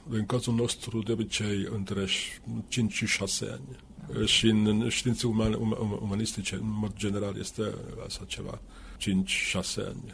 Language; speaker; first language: Romanian; non-native, fluent; Finnish